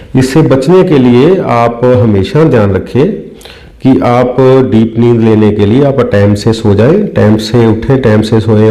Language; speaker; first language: Hindi; non-native, local second language; Punjabi